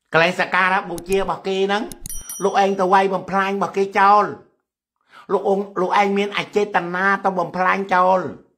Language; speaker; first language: Khmer; native; Khmer